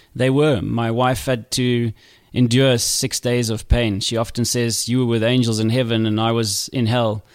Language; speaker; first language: English; native; English